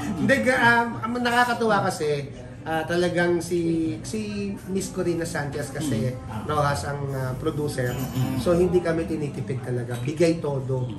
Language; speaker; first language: Filipino; native; Filipino